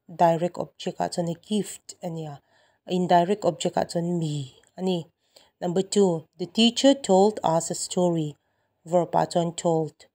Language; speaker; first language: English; non-native, local second language; Mizo